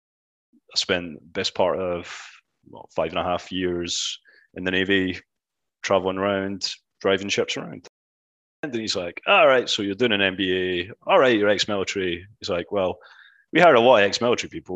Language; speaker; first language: English; native; English